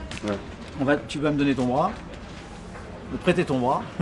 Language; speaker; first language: French; native; French